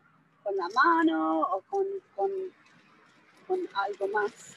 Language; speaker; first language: Spanish; non-native, fluent; English